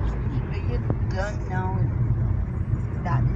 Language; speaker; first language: English; non-native, learner; Spanish